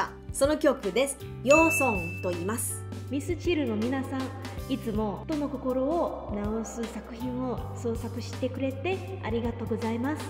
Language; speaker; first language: Japanese; non-native, learner; Chinese